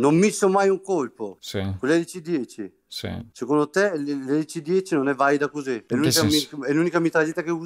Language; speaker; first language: Italian; native; Italian